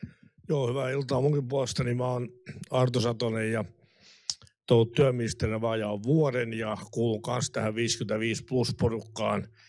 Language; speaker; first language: Finnish; native; Finnish